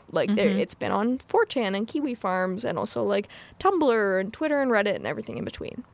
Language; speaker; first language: English; native; English